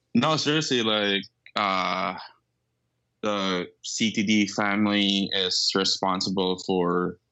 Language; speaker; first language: English; non-native, local second language; Filipino